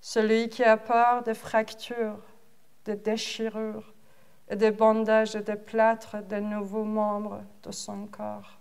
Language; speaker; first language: French; non-native, fluent; Persian